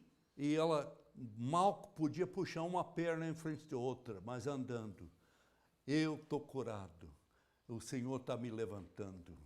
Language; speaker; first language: Portuguese; non-native, fluent; English